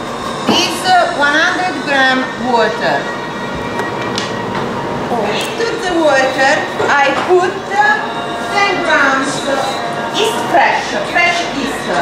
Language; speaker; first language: English; non-native, learner; Italian